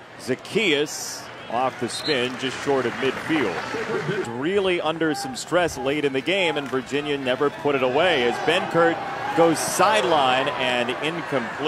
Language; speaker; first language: English; native; English